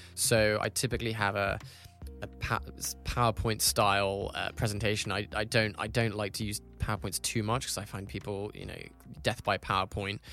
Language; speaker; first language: English; native; English